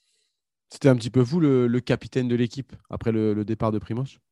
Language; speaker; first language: French; native; French